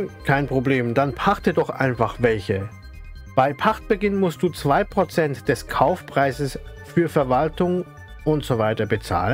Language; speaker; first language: German; native; German